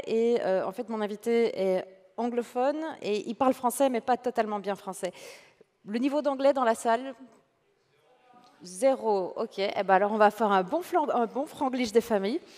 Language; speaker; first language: French; native; French